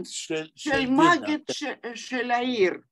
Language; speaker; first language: Hebrew; non-native, learner; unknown